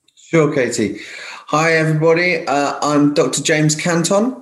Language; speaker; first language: English; native; English